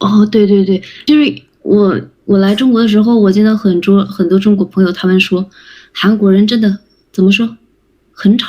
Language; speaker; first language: Chinese; non-native, learner; Vietnamese